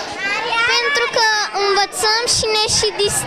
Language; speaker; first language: Romanian; native; Romanian